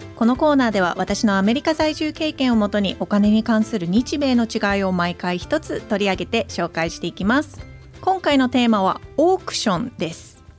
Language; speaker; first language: Japanese; early bilingual, heritage; Japanese